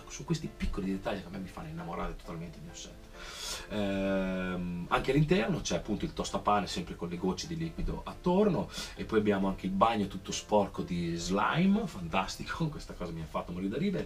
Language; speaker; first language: Italian; native; Italian